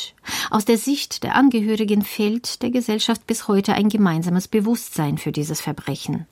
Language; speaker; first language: German; native; German